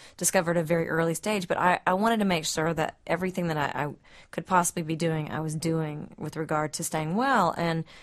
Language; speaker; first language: English; native; English